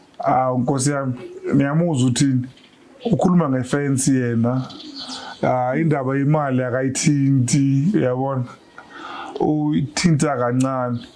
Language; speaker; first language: Zulu; native; Zulu